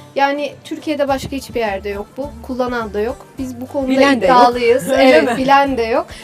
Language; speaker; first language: Turkish; native; Turkish